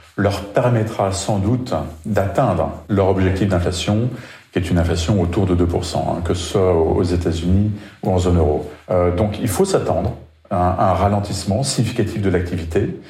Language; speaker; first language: French; native; French